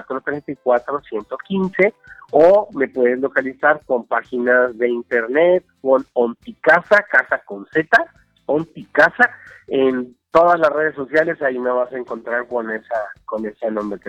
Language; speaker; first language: Spanish; native; Spanish